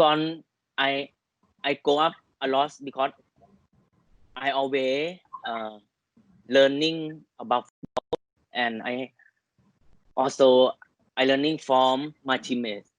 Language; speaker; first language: English; non-native, learner; Thai